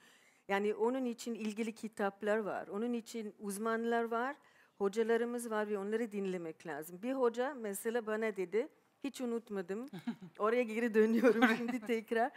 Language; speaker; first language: Turkish; non-native, fluent; German